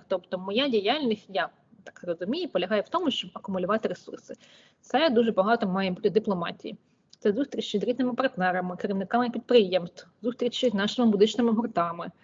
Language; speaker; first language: Ukrainian; native; Ukrainian